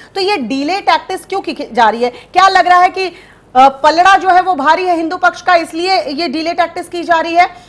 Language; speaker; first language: Hindi; native; Hindi